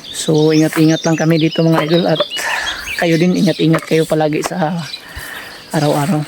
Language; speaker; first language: Filipino; non-native, local second language; Cebuano